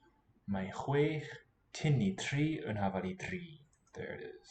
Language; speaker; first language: Welsh; non-native, learner; English